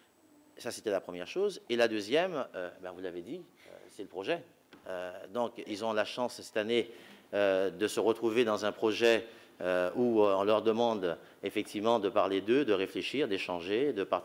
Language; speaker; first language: French; native; French